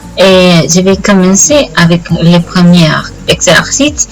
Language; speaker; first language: French; non-native, learner; Spanish